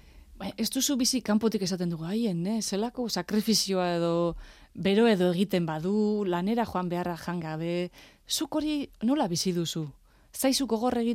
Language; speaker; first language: Basque; native; Basque